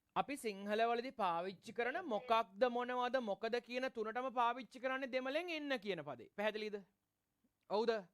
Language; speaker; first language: Sinhala; non-native, local second language; Tamil